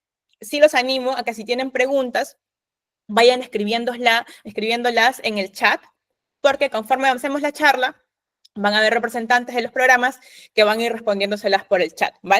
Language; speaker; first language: Spanish; native; Spanish